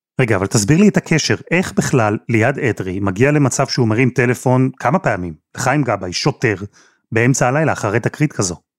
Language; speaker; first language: Hebrew; native; Hebrew